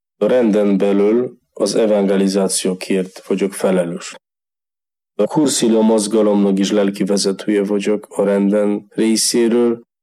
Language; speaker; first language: Hungarian; non-native, fluent; Polish